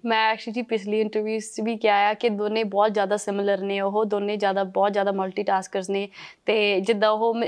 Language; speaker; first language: Punjabi; early bilingual, heritage; Punjabi